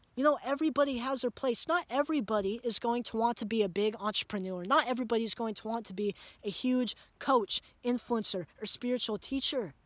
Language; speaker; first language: English; native; English